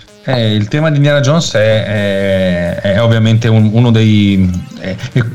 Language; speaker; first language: Italian; native; Italian